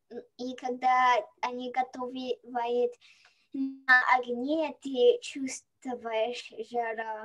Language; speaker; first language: Russian; early bilingual, heritage; Russian